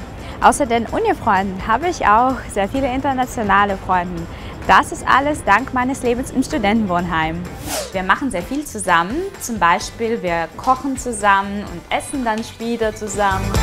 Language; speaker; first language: German; non-native, fluent; Russian